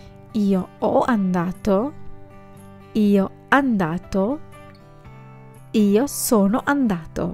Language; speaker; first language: Italian; non-native, fluent; Sinhala